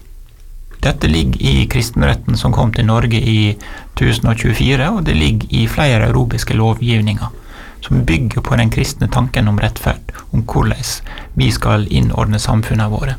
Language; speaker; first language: Norwegian; native; Norwegian